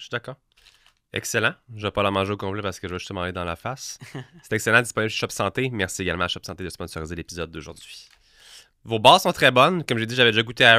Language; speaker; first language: French; native; French